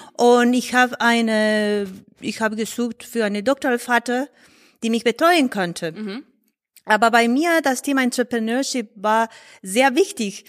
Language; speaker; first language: German; non-native, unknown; Spanish